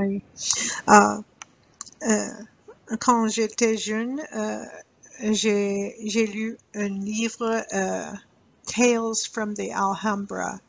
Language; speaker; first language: French; non-native, learner; English